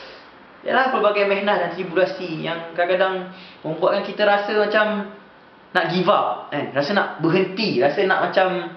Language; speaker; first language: Malay; native; Malay